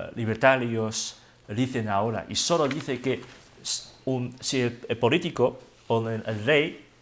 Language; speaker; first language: Spanish; non-native, learner; Wu Chinese